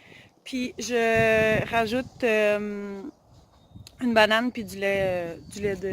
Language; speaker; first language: French; native; French